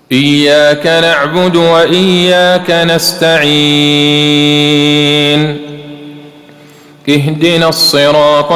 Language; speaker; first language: Arabic; native; Arabic